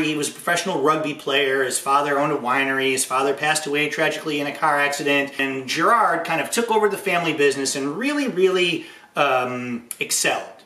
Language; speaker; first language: English; native; English